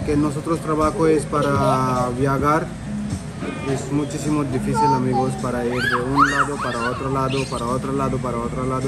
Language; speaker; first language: Spanish; non-native, learner; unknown